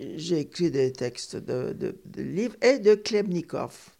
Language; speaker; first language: French; non-native, fluent; Turkish